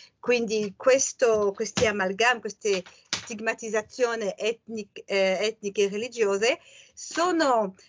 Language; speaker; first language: Italian; non-native, fluent; French